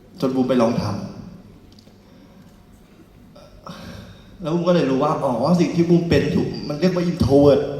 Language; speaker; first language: Thai; native; Thai